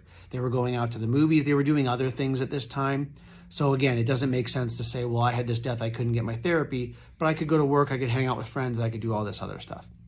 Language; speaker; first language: English; native; English